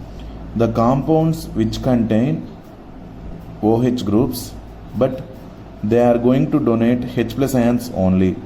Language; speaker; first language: English; non-native, local second language; Telugu